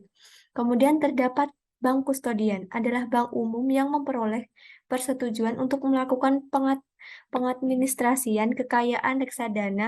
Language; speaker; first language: Indonesian; native; Indonesian